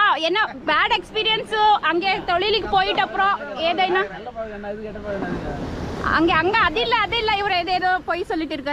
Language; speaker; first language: Tamil; non-native, learner; Kannada